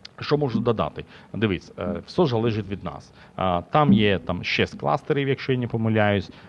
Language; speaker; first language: Ukrainian; non-native, local second language; Russian